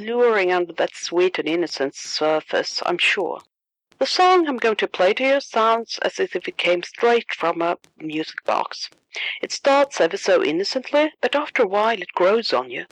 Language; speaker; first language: English; non-native, fluent; Swedish